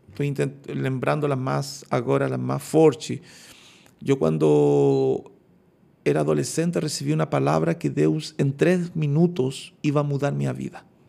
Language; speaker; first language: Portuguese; non-native, fluent; Spanish